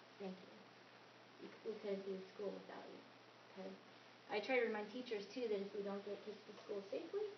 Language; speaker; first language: English; native; English